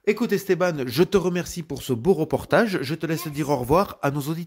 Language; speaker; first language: French; native; French